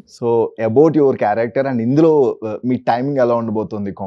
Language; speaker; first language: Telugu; native; Telugu